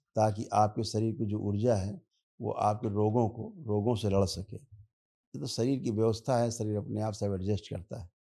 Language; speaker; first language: Hindi; native; Hindi